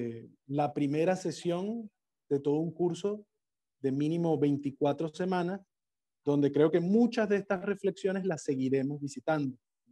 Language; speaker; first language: Spanish; native; Spanish